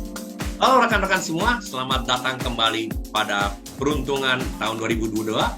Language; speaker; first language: Indonesian; native; Indonesian